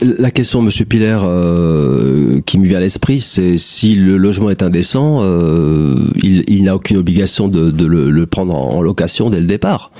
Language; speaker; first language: French; native; French